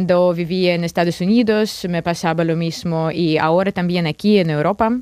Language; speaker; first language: Spanish; non-native, fluent; Russian